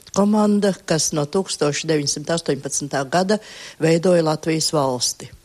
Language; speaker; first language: Latvian; native; Latvian